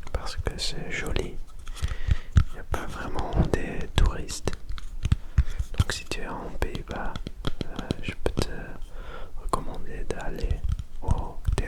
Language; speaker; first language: French; non-native, learner; Dutch